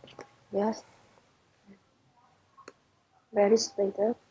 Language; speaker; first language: English; non-native, learner; Vietnamese